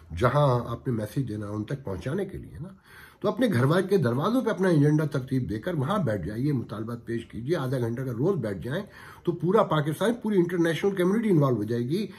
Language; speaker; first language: Urdu; native; Urdu